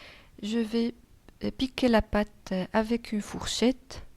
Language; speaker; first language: French; non-native, local second language; Arabic